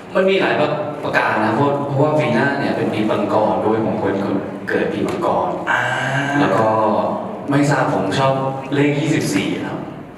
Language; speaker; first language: Thai; early bilingual, heritage; Thai